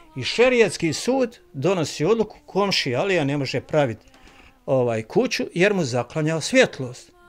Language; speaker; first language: Croatian; native; Croatian